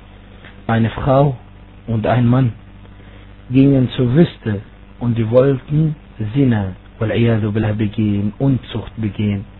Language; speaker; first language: German; non-native, fluent; Arabic